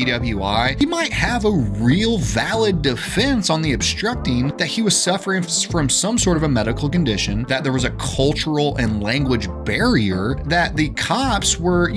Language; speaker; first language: English; native; English